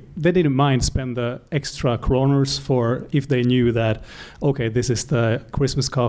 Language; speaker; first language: English; non-native, fluent; Swedish